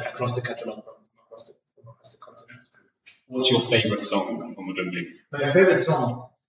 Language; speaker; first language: English; non-native, fluent; Danish